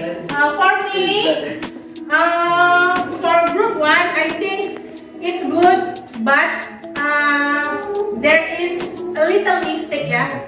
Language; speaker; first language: English; non-native, fluent; Indonesian